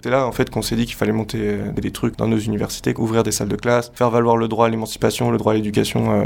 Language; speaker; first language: French; native; French